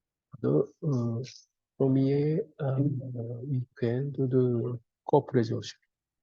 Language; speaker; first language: French; non-native, fluent; Japanese